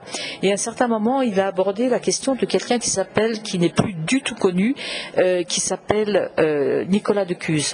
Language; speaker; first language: French; native; French